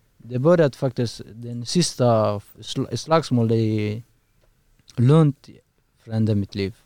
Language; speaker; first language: Swedish; non-native, learner; Persian